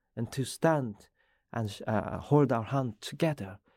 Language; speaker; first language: English; non-native, learner; Korean